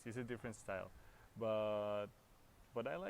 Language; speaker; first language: English; non-native, fluent; Spanish